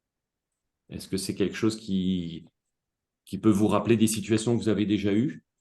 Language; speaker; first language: French; native; French